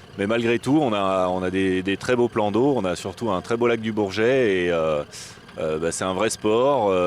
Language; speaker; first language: French; native; French